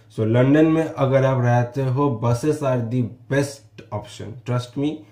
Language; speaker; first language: Hindi; native; Hindi